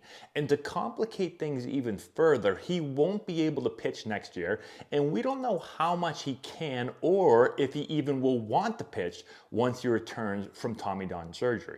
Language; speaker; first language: English; native; English